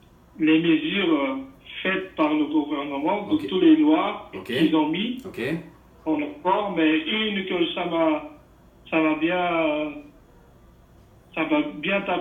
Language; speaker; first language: French; non-native, fluent; Portuguese